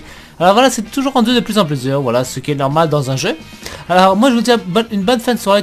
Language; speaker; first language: French; native; French